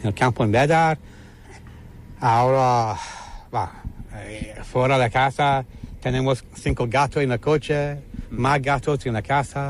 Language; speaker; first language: Spanish; non-native, learner; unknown